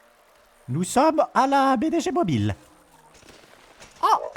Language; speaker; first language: French; native; French